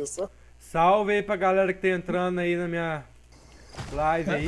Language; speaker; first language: Portuguese; native; Portuguese